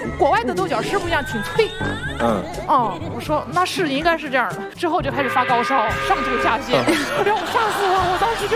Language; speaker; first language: Chinese; native; Chinese